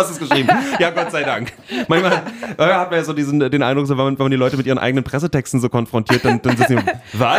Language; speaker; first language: German; native; German